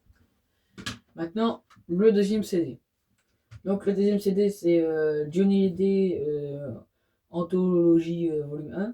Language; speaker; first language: French; native; French